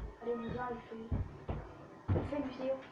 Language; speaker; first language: French; native; French